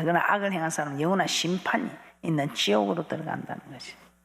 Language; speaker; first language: Korean; native; Korean